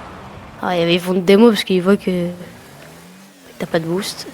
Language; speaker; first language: French; native; French